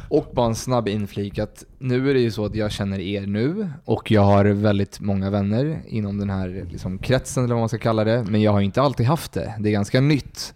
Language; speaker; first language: Swedish; early bilingual, other home language; Spanish